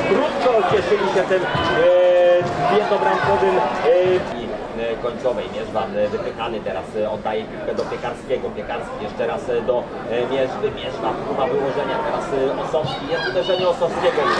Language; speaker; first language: Polish; native; Polish